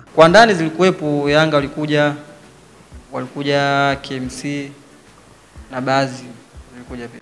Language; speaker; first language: Swahili; native; Swahili